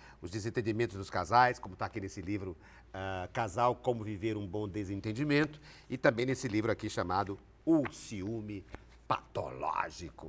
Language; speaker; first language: Portuguese; native; Portuguese